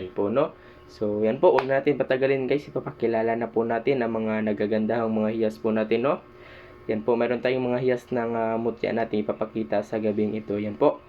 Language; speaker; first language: Filipino; non-native, local second language; Cebuano